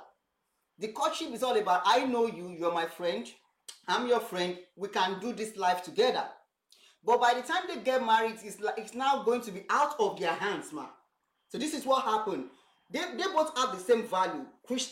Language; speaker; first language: English; non-native, local second language; Yoruba